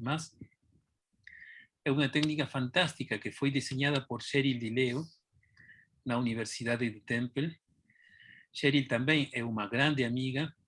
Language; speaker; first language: Portuguese; non-native, fluent; Spanish